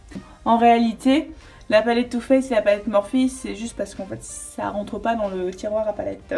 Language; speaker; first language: French; native; French